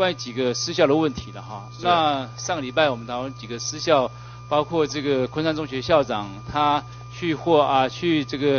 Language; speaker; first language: Chinese; native; Chinese